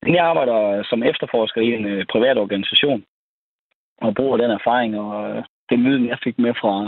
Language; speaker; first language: Danish; native; Danish